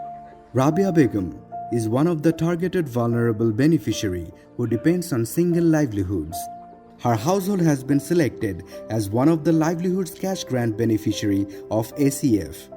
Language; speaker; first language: English; non-native, local second language; Bangla